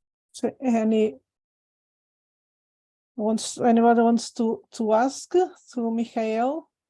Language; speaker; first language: English; non-native, fluent; Portuguese